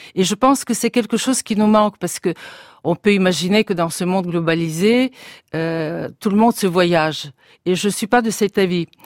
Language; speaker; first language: French; non-native, fluent; Bulgarian